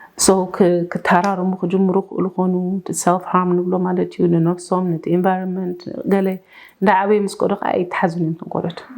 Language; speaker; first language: Tigrinya; early bilingual, heritage; Tigrinya